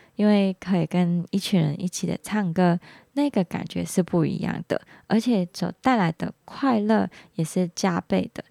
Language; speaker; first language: Chinese; non-native, local second language; Cantonese